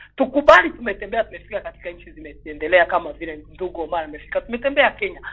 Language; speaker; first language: Swahili; non-native, local second language; Kinyarwanda